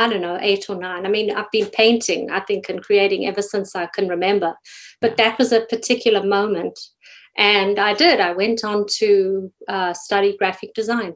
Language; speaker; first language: English; native; English